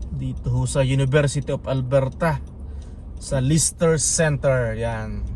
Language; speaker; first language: Filipino; native; Filipino